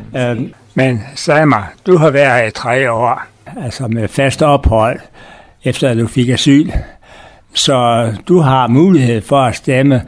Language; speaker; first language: Danish; native; Danish